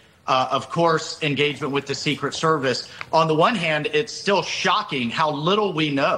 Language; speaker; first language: English; native; English